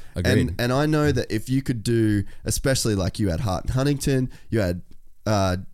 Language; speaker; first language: English; native; English